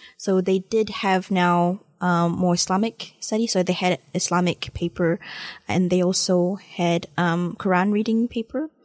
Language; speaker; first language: English; early bilingual, other home language; Malay